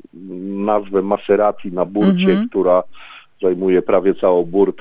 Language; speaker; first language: Polish; native; Polish